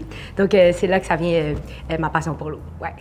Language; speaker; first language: French; early bilingual, other home language; Chinese